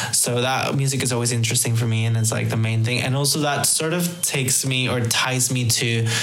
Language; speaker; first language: English; early bilingual, other home language; Spanish